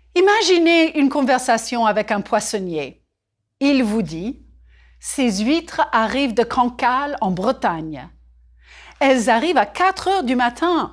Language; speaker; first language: French; non-native, fluent; English